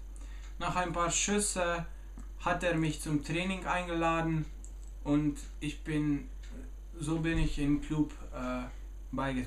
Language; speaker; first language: German; non-native, fluent; Slovenian